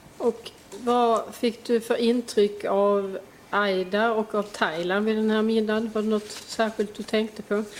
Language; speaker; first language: Swedish; native; Swedish